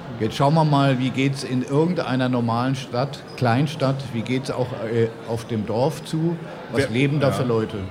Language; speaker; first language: German; native; German